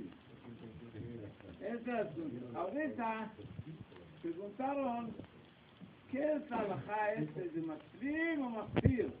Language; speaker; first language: Spanish; non-native, learner; Hebrew